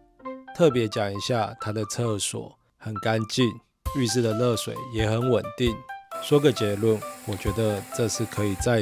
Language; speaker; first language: Chinese; native; Chinese